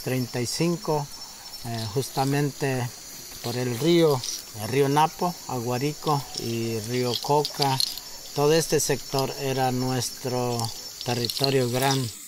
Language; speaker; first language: Spanish; non-native, local second language; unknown